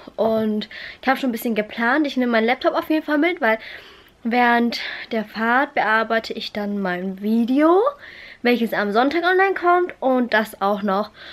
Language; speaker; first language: German; early bilingual, other home language; Vietnamese